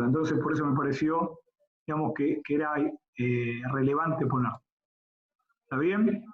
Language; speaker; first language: Spanish; native; Spanish